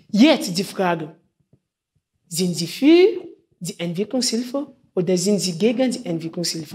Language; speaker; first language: German; non-native, fluent; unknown